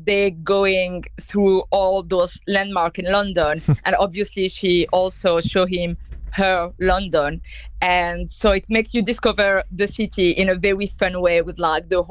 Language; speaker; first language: English; non-native, fluent; French